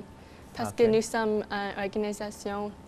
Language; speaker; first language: French; non-native, local second language; English